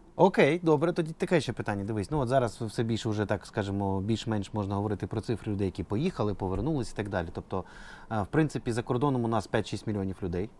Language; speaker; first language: Ukrainian; native; Ukrainian